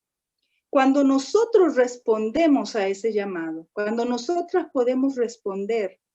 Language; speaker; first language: Spanish; native; Spanish